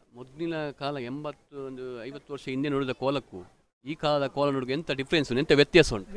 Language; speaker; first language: Kannada; non-native, local second language; Tulu